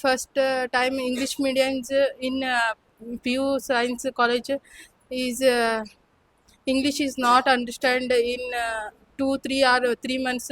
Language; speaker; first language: English; non-native, local second language; Kannada